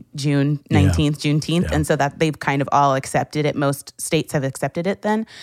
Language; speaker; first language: English; native; English